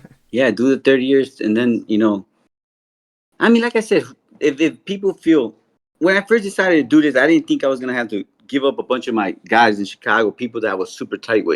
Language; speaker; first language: English; native; English